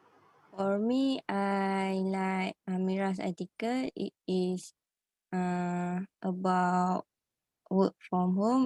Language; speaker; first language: English; non-native, learner; Malay